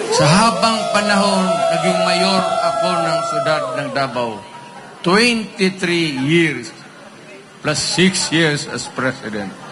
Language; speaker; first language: Filipino; non-native, local second language; Cebuano